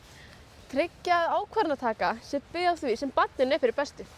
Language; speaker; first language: Icelandic; native; Icelandic